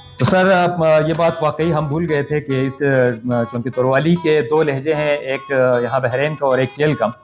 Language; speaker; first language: Urdu; non-native, local second language; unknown